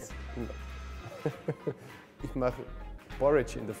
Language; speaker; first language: German; non-native, learner; English